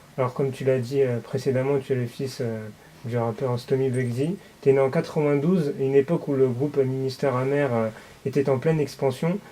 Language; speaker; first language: French; native; French